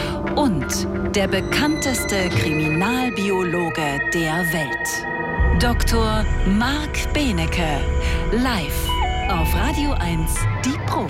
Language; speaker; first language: German; native; German